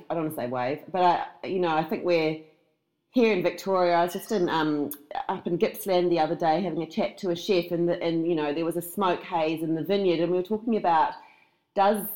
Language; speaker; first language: English; native; English